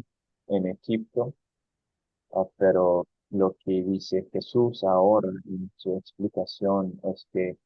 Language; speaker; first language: Spanish; non-native, fluent; English